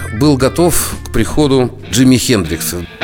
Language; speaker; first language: Russian; native; Russian